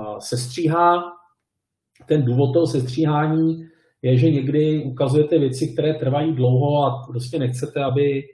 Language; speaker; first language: Czech; native; Czech